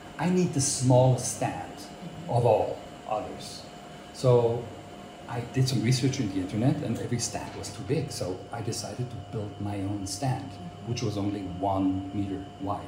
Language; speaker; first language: English; non-native, fluent; Swiss German